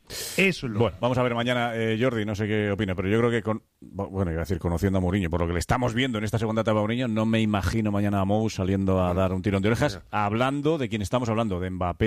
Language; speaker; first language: Spanish; native; Spanish